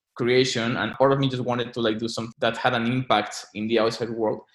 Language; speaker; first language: English; non-native, fluent; Spanish